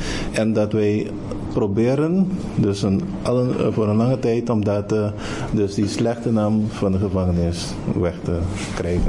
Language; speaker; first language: Dutch; non-native, local second language; Papiamento